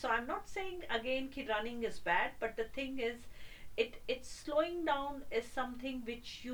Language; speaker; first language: English; non-native, local second language; Hindi